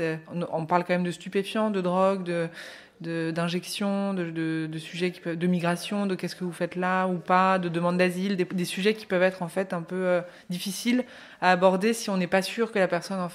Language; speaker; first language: French; native; French